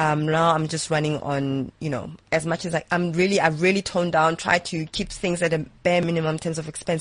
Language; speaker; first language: English; non-native, local second language; Zulu